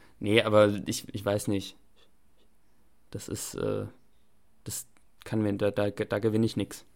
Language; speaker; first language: German; native; German